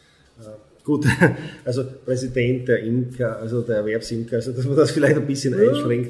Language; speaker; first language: German; native; German